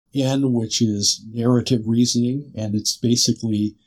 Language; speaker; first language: English; native; English